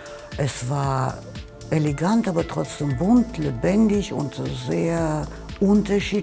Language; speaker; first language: German; non-native, fluent; Russian